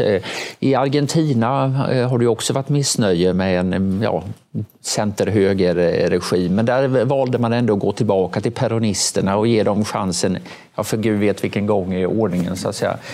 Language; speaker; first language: Swedish; native; Swedish